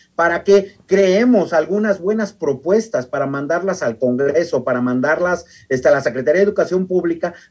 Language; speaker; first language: Spanish; native; Spanish